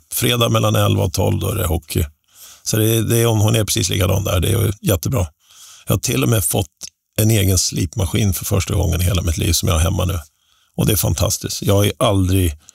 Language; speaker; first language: Swedish; native; Swedish